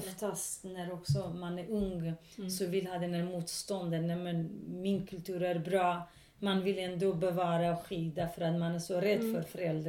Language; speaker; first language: Swedish; non-native, local second language; Kurdish